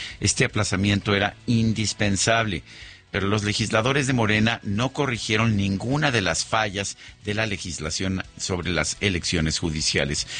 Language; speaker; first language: Spanish; native; Spanish